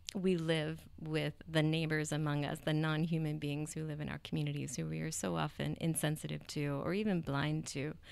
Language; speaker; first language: English; native; English